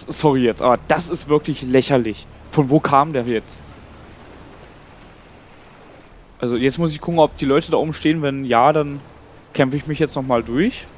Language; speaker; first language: German; native; German